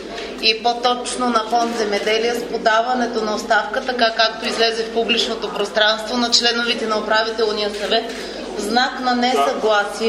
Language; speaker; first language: Bulgarian; native; Bulgarian